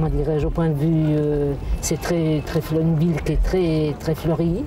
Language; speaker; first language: French; native; French